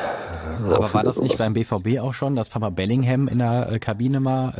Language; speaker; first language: German; native; German